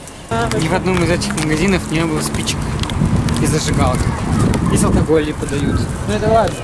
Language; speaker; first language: Russian; native; Russian